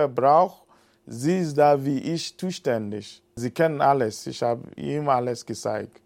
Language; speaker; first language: German; non-native, fluent; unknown